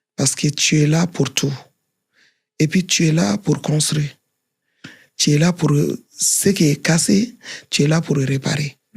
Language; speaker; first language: French; non-native, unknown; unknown